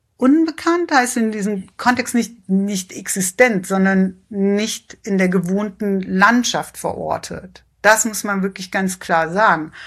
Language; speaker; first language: German; early bilingual, other home language; Persian